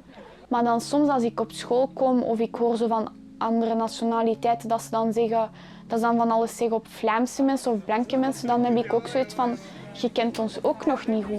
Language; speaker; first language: Dutch; non-native, local second language; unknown